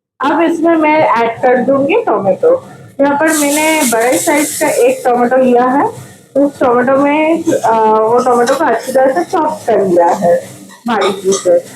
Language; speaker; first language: Hindi; non-native, local second language; Bangla